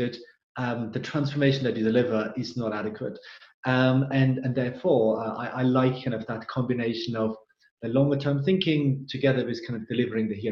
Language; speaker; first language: English; non-native, fluent; German